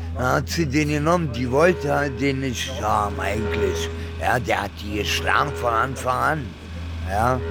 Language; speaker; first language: German; early bilingual, other home language; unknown